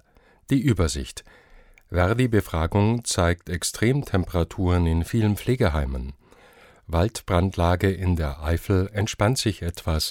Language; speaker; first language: German; native; German